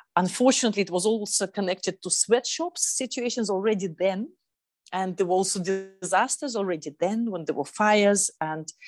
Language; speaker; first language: English; non-native, fluent; Russian